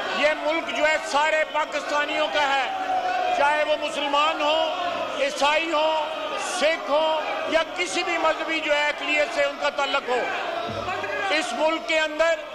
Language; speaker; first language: Urdu; native; Urdu